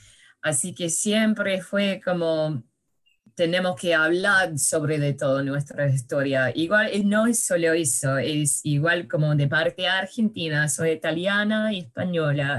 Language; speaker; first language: Spanish; early bilingual, heritage; English